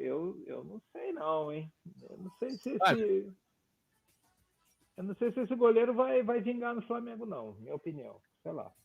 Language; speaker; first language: Portuguese; native; Portuguese